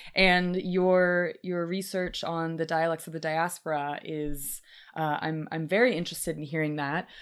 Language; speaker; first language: English; native; English